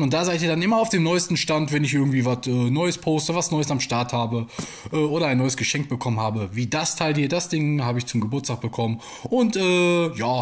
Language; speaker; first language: German; native; German